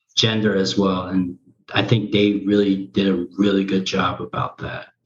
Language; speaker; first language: English; early bilingual, other home language; Korean